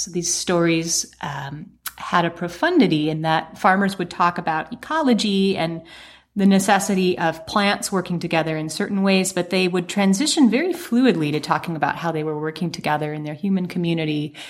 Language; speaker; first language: English; native; English